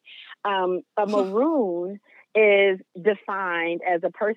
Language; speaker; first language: English; native; English